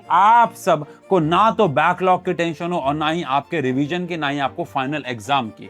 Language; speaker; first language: Hindi; native; Hindi